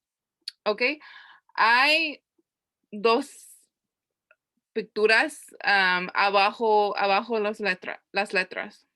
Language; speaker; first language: Spanish; non-native, learner; English